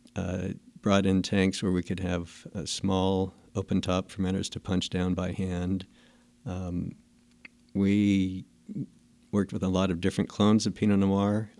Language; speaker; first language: English; native; English